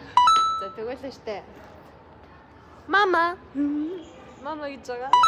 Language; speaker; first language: Mongolian; native; Mongolian